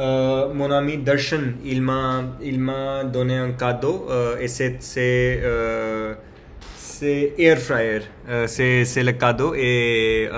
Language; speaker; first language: French; non-native, learner; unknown